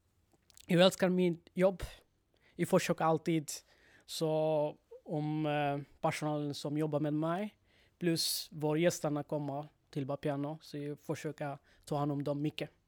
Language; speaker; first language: Swedish; non-native, learner; Bangla